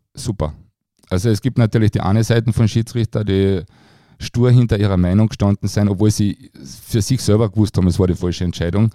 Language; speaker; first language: German; native; German